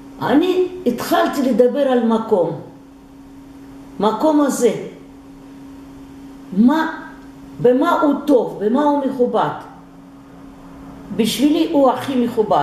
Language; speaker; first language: Hebrew; non-native, fluent; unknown